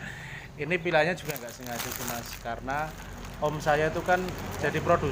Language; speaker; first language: Indonesian; native; Indonesian